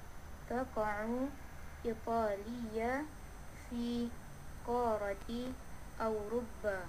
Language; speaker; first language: Arabic; non-native, learner; Malay